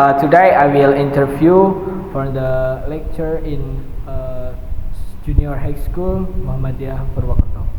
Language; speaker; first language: English; non-native, learner; Indonesian